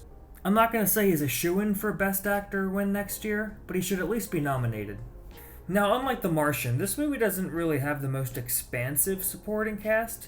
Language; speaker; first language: English; native; English